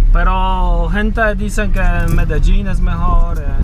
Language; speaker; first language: Spanish; non-native, learner; Polish